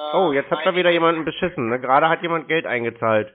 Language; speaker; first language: German; native; German